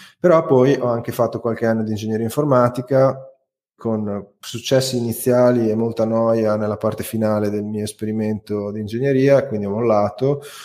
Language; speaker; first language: Italian; native; Italian